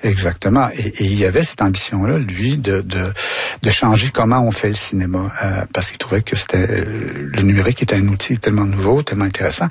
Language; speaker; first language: French; native; French